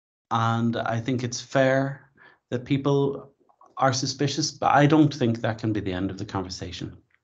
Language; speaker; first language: English; native; English